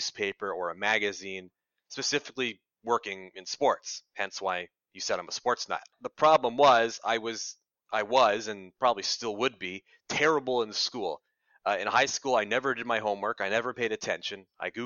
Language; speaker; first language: English; native; English